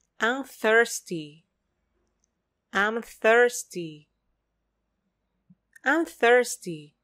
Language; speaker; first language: English; non-native, fluent; Spanish